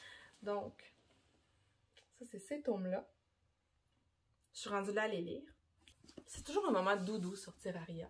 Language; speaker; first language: French; native; French